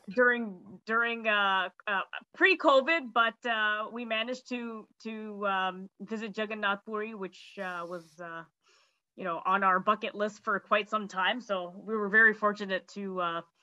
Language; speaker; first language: English; native; English